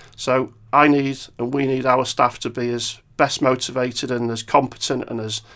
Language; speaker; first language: English; native; English